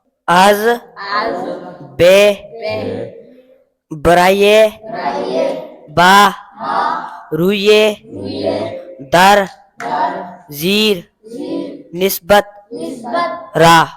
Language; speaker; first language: Persian; non-native, learner; Urdu